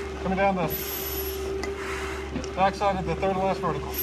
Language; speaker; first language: English; native; English